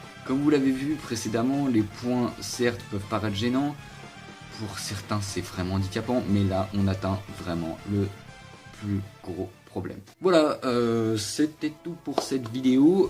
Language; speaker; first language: French; native; French